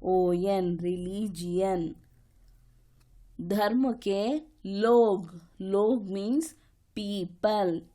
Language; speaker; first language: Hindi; non-native, local second language; Kannada